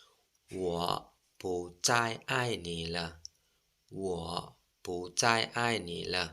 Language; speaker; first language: Chinese; non-native, fluent; Lao